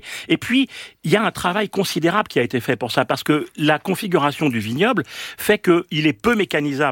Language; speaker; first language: French; native; French